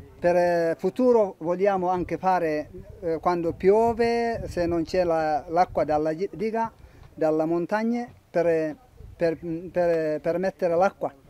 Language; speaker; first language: Italian; non-native, learner; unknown